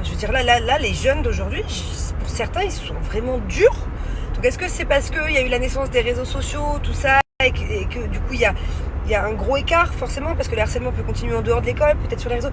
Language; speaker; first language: French; native; French